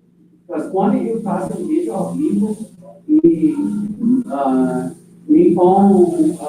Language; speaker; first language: Portuguese; non-native, learner; English